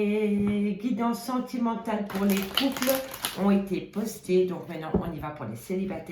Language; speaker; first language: French; native; French